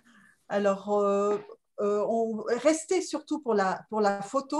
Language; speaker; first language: French; native; French